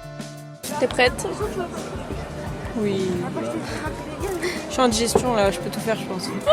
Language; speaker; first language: French; native; French